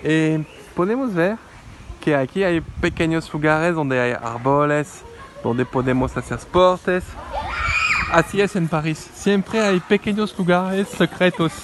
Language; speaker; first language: Spanish; non-native, fluent; French